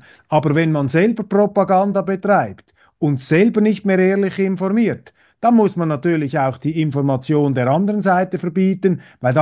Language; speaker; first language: German; native; German